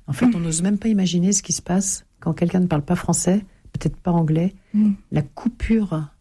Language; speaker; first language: French; native; French